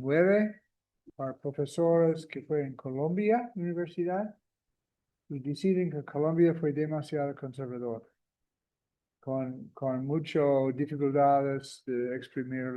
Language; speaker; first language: Spanish; non-native, fluent; English